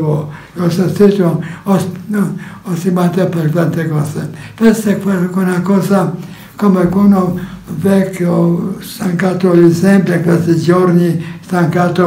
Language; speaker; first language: Italian; non-native, learner; Polish